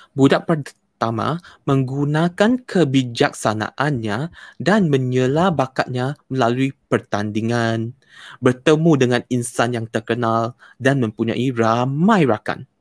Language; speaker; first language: Malay; non-native, local second language; Chinese